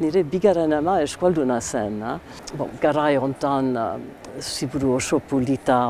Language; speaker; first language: Basque; non-native, local second language; English